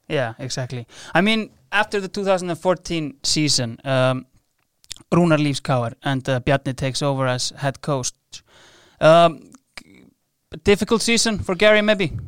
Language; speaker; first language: English; non-native, fluent; Icelandic